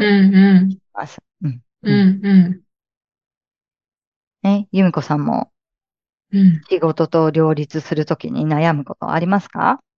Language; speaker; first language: Japanese; native; Japanese